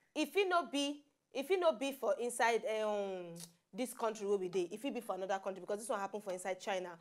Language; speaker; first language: Nigerian Pidgin; native; Nigerian Pidgin